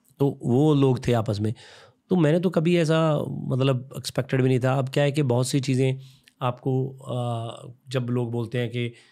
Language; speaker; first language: Hindi; non-native, local second language; Punjabi